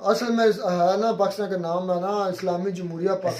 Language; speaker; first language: Urdu; non-native, local second language; Kashmiri